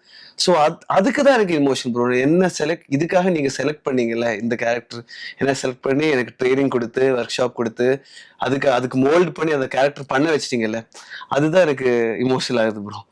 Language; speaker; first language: Tamil; non-native, learner; Malayalam